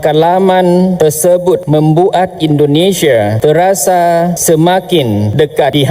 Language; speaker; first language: Indonesian; non-native, fluent; Lao